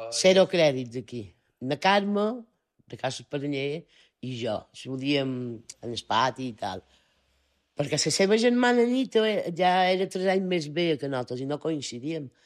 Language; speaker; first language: Catalan; native; Catalan